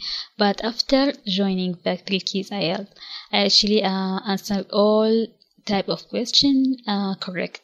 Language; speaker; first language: English; non-native, local second language; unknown